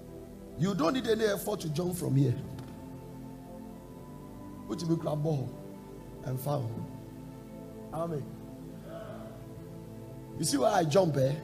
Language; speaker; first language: English; non-native, local second language; Akan